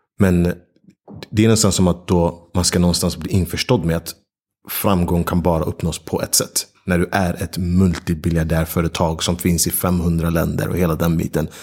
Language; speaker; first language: Swedish; early bilingual, other home language; Ganda